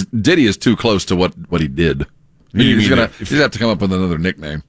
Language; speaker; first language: English; native; English